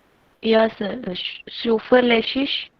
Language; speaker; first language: German; non-native, learner; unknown